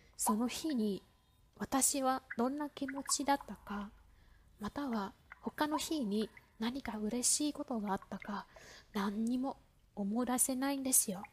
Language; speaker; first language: Japanese; non-native, fluent; Vietnamese